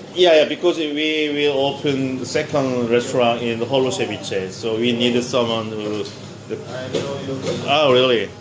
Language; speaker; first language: English; non-native, learner; Korean